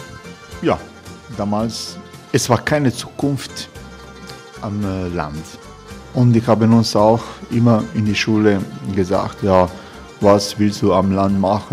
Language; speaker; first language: German; non-native, fluent; Croatian